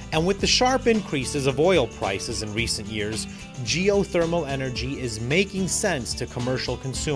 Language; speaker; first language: English; native; English